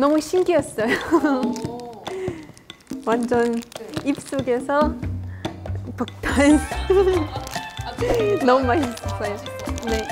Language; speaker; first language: Korean; non-native, fluent; Ukrainian